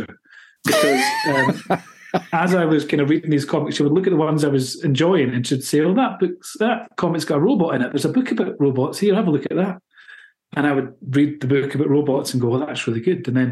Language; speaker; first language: English; native; English